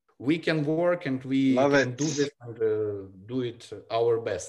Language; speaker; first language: English; non-native, learner; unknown